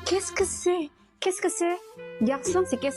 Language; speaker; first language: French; non-native, fluent; Indonesian